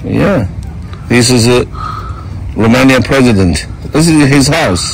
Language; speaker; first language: English; non-native, learner; Chinese